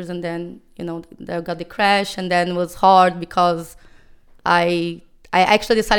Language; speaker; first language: English; non-native, fluent; Portuguese